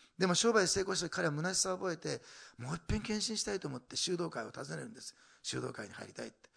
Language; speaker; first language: Japanese; native; Japanese